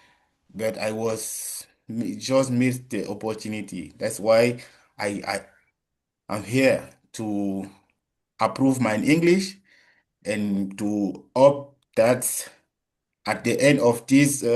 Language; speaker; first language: English; non-native, learner; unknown